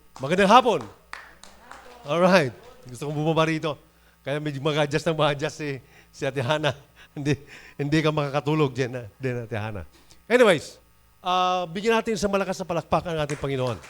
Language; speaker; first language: Filipino; non-native, local second language; Masbatenyo